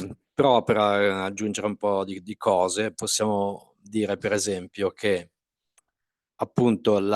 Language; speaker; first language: Italian; native; Italian